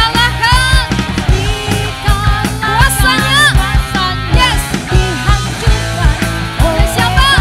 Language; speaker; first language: Indonesian; native; Indonesian